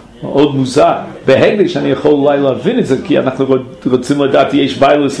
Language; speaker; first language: Hebrew; non-native, fluent; English